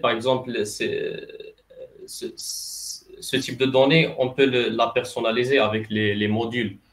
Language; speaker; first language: French; non-native, local second language; Arabic